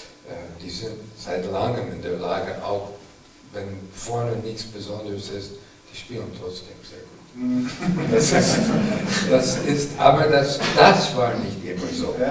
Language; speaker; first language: German; non-native, fluent; English